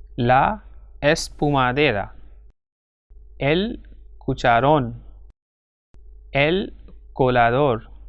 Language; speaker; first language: Spanish; non-native, fluent; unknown